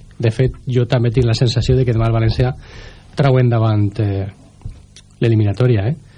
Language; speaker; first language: Catalan; native; Catalan